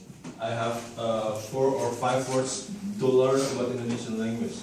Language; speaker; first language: English; non-native, learner; Indonesian